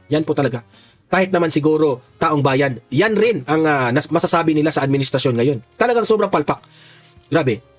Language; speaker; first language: Filipino; non-native, local second language; Cebuano